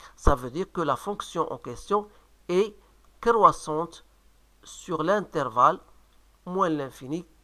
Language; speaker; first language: French; non-native, local second language; Arabic